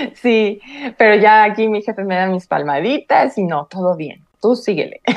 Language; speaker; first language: Spanish; native; Spanish